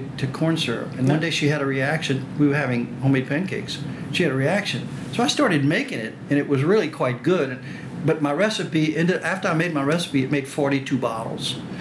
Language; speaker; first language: English; early bilingual, other home language; French